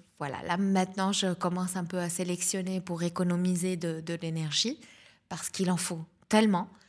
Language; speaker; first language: French; non-native, local second language; Arabic